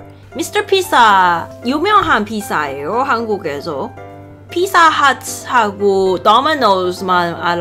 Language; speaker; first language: Korean; non-native, learner; Cantonese